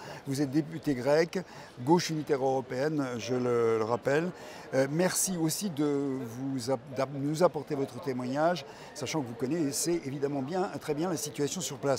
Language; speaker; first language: French; native; French